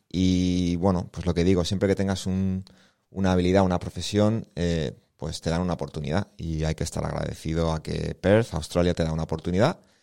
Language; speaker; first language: Spanish; native; Spanish